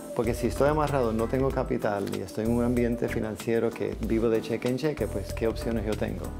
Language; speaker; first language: Spanish; non-native, fluent; English